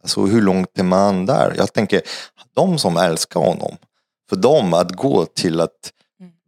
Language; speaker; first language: Swedish; non-native, fluent; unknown